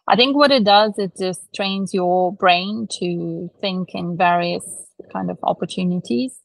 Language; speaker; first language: English; non-native, fluent; Russian